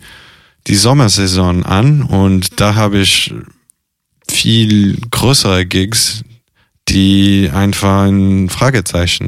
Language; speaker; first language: German; non-native, fluent; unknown